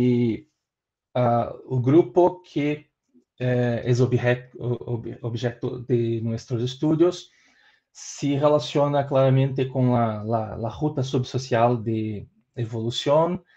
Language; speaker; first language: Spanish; non-native, learner; Portuguese